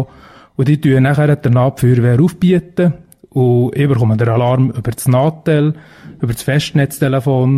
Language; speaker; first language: German; native; German